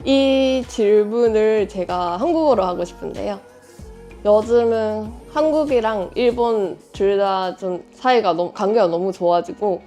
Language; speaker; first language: Korean; non-native, fluent; Japanese